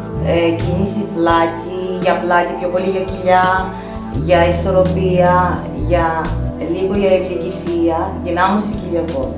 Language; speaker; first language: Greek; non-native, learner; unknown